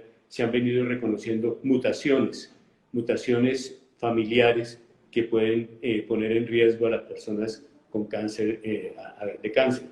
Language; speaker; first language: Spanish; native; Spanish